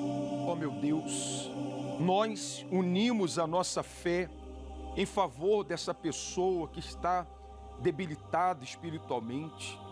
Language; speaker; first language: Portuguese; native; Portuguese